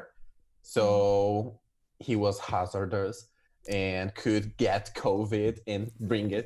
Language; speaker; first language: English; non-native, fluent; Portuguese